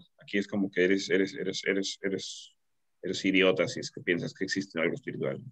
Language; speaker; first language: Spanish; native; Spanish